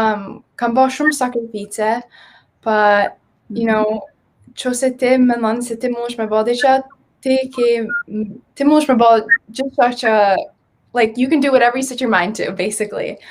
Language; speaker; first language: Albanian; early bilingual, heritage; Albanian